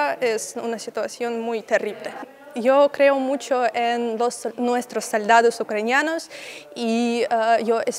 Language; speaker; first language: Spanish; non-native, learner; Russian